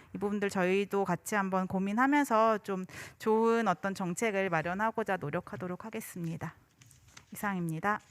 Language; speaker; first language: Korean; native; Korean